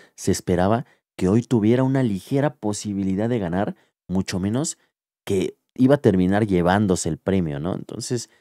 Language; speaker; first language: Spanish; native; Spanish